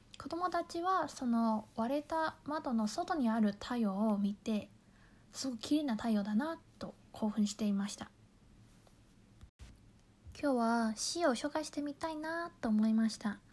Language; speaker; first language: Japanese; non-native, fluent; Chinese